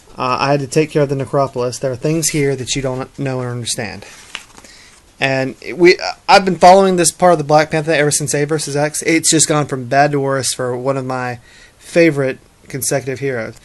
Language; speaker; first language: English; native; English